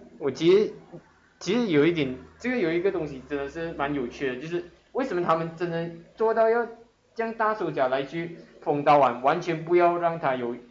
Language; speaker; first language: Chinese; native; Chinese